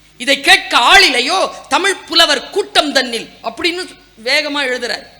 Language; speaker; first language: Tamil; non-native, local second language; Urdu